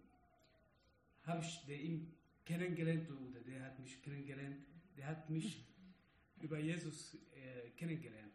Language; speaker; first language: German; non-native, learner; Arabic